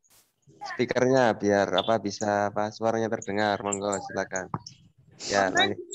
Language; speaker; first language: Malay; non-native, local second language; Javanese